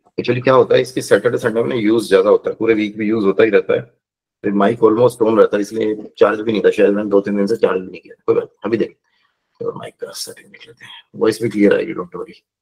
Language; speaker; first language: Hindi; native; Hindi